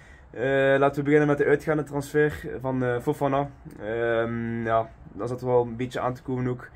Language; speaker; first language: Dutch; native; Dutch